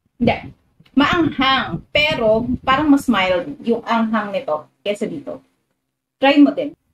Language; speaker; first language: Filipino; native; Filipino